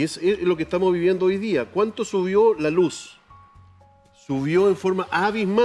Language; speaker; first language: Spanish; native; Spanish